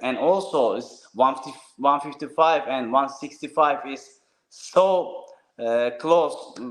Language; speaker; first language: English; non-native, learner; Turkish